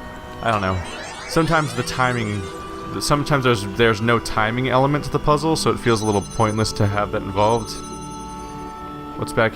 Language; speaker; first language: English; native; English